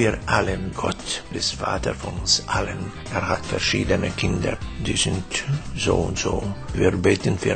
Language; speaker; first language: German; non-native, fluent; Croatian